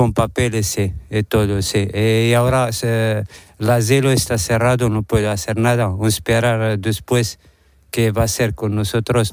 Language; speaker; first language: Spanish; non-native, learner; Arabic